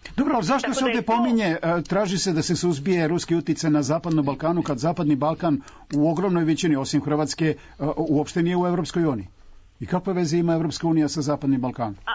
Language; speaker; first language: Serbian; native; Serbian